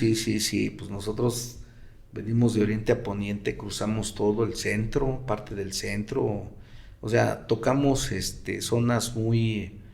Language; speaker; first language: Spanish; native; Spanish